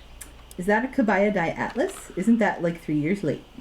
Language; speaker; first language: English; native; English